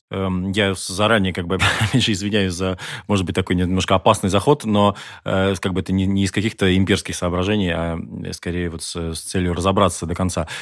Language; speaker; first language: Russian; native; Russian